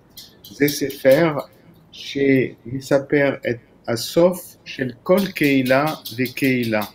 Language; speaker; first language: Hebrew; non-native, fluent; French